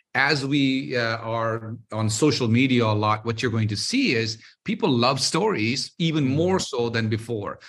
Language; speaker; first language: English; non-native, local second language; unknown